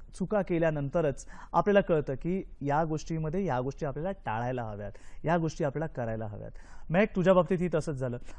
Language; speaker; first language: Marathi; native; Marathi